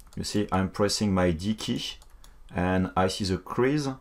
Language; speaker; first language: English; non-native, fluent; French